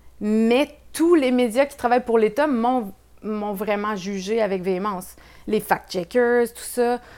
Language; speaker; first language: French; native; French